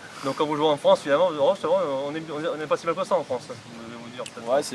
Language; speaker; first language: French; native; French